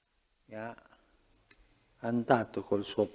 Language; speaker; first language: Italian; non-native, fluent; Spanish